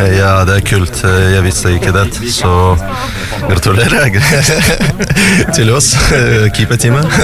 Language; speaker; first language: Norwegian; non-native, fluent; Russian